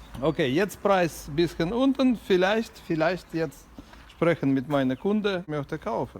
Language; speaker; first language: German; non-native, learner; Ukrainian